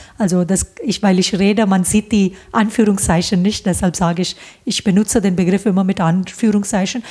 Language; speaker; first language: German; non-native, fluent; Hindi